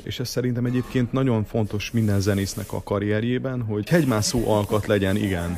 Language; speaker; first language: Hungarian; native; Hungarian